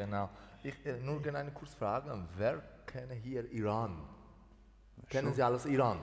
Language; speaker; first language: German; non-native, learner; Persian